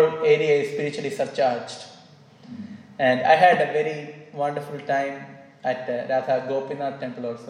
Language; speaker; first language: English; non-native, local second language; Malayalam